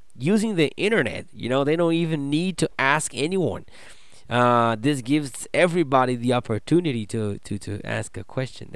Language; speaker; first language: English; non-native, fluent; Portuguese